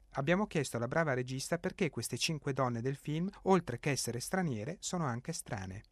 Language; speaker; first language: Italian; native; Italian